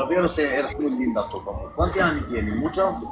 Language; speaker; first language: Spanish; non-native, learner; Albanian